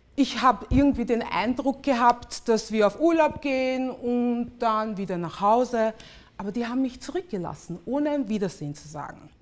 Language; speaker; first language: German; early bilingual, other home language; English